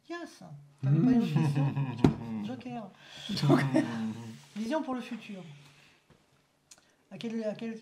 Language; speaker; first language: French; native; French